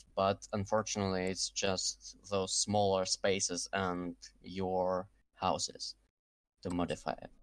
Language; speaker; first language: English; non-native, fluent; Russian